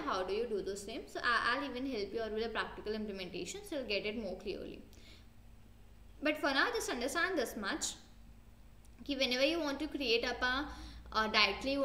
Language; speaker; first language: English; non-native, local second language; Hindi